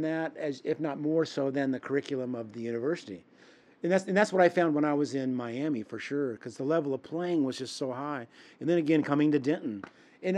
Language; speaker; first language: English; native; English